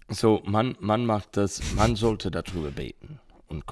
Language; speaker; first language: German; non-native, learner; English